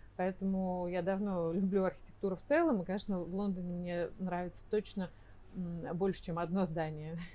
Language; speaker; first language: Russian; native; Russian